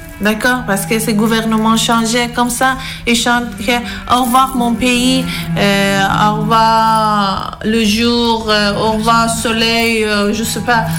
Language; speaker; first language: French; non-native, learner; Persian